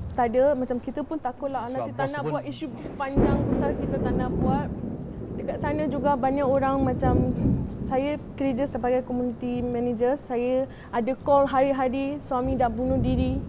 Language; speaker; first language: Malay; early bilingual, other home language; Rohingya